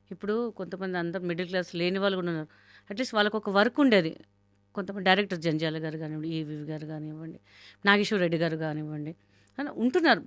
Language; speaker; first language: Telugu; non-native, local second language; Hindi